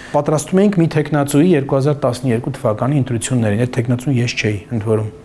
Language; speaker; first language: Armenian; native; Armenian